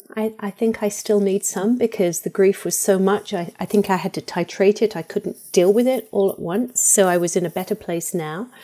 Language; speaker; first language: English; native; English